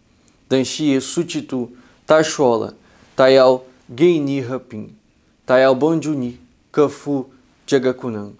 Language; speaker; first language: Chinese; non-native, fluent; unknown